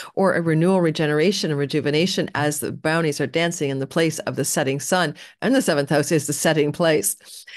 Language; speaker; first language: English; native; English